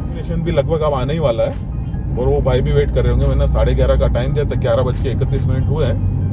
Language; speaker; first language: Hindi; non-native, local second language; Rajasthani